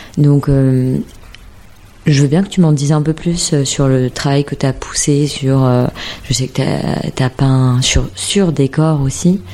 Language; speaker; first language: French; native; French